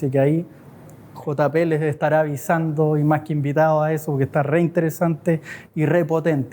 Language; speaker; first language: Spanish; native; Spanish